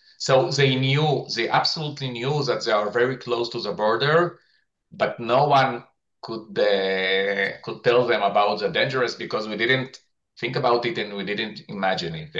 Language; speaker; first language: English; non-native, fluent; Hebrew